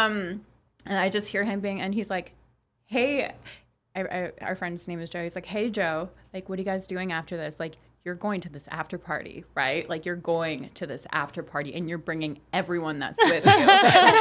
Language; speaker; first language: English; non-native, fluent; Polish